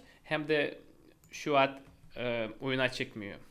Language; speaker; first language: Turkish; non-native, fluent; Russian